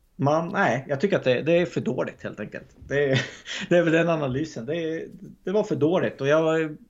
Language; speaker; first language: Swedish; native; Swedish